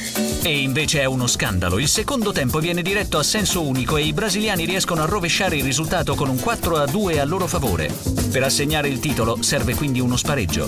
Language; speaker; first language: Italian; native; Italian